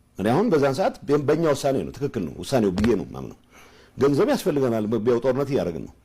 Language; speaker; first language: Amharic; non-native, local second language; Tigrinya